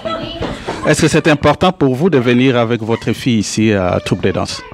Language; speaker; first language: French; native; French